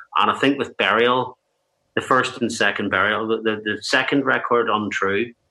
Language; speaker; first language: English; native; English